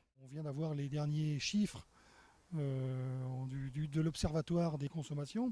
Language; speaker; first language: French; native; French